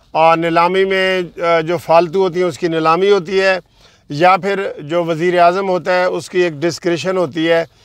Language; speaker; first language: Urdu; non-native, local second language; Punjabi